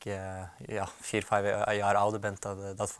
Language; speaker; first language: Dutch; non-native, fluent; Norwegian